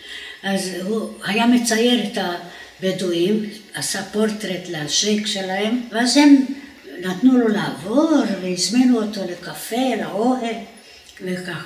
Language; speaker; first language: Hebrew; non-native, fluent; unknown